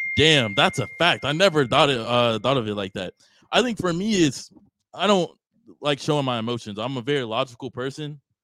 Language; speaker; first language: English; native; English